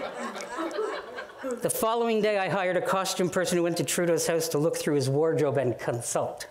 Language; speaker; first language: English; native; English